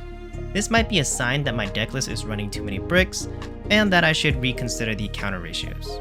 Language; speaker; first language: English; native; English